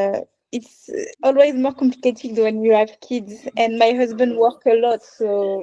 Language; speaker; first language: English; non-native, learner; French